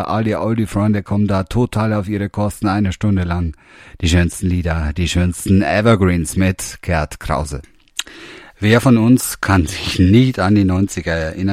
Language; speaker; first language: German; native; German